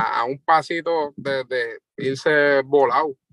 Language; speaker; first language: Spanish; native; Spanish